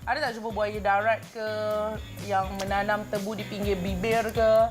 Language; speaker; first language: Malay; native; Malay